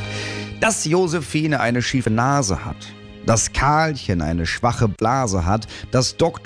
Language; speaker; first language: German; native; German